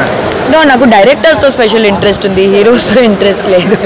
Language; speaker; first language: Telugu; non-native, learner; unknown